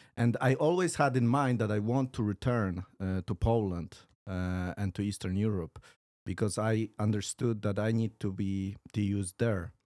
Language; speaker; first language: English; non-native, fluent; Polish